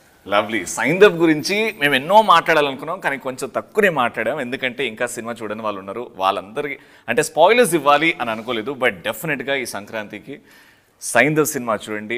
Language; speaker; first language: Telugu; native; Telugu